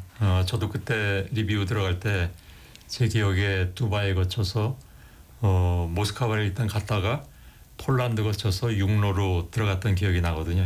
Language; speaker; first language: Korean; native; Korean